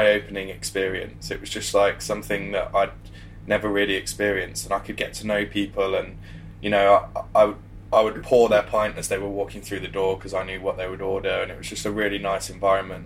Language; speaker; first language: English; native; English